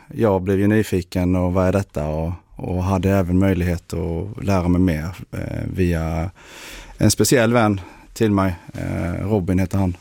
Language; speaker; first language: Swedish; early bilingual, other home language; Spanish